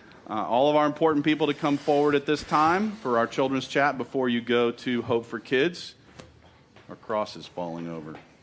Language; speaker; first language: English; native; English